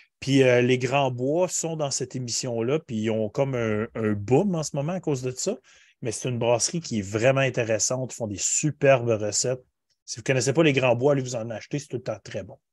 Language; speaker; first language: French; native; French